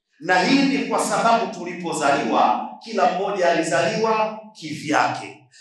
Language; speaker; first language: Swahili; native; Swahili